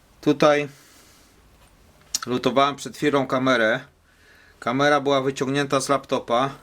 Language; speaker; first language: Polish; native; Polish